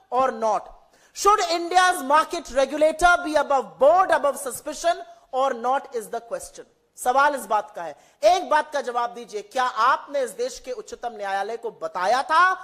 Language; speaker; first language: Hindi; native; Hindi